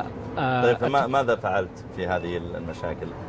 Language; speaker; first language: Arabic; native; Arabic